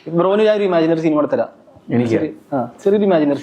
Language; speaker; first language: Malayalam; native; Malayalam